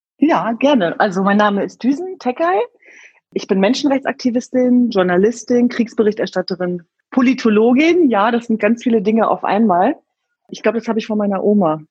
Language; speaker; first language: German; early bilingual, other home language; Kurdish